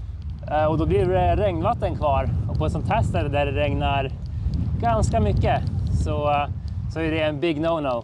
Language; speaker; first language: Swedish; native; Swedish